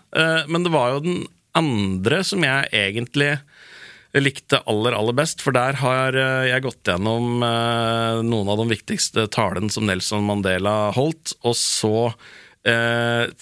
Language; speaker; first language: Norwegian; native; Norwegian